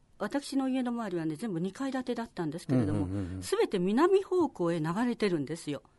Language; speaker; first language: Japanese; native; Japanese